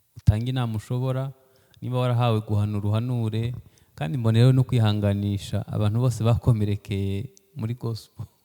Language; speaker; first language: Kinyarwanda; early bilingual, heritage; Kinyarwanda